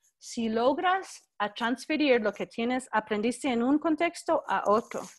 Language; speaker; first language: Spanish; non-native, fluent; English